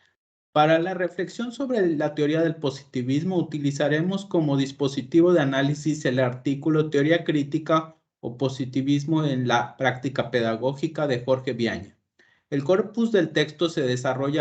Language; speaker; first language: Spanish; native; Spanish